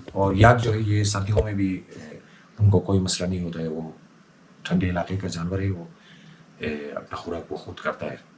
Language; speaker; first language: Urdu; non-native, local second language; Khowar